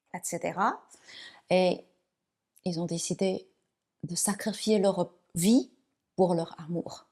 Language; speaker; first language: French; non-native, fluent; Chinese